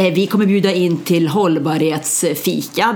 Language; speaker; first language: Swedish; native; Swedish